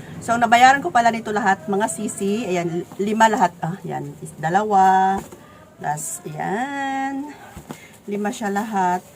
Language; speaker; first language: Filipino; non-native, local second language; Cebuano